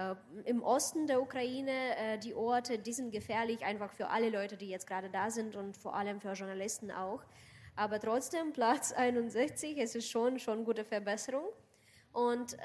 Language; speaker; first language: German; non-native, fluent; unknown